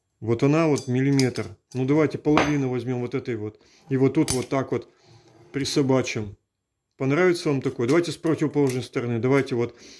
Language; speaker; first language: Russian; native; Russian